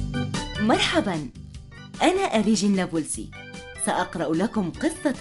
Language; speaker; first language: Arabic; native; Arabic